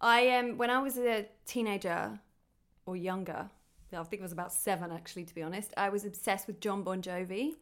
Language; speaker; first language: English; native; English